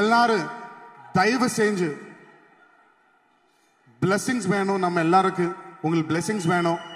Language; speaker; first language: Tamil; non-native, fluent; Telugu